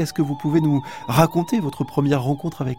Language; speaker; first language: French; native; French